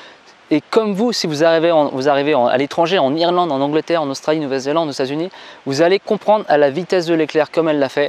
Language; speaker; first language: French; native; French